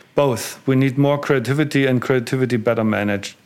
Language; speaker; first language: English; non-native, fluent; German